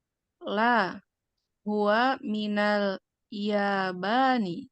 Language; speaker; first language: Arabic; non-native, learner; Indonesian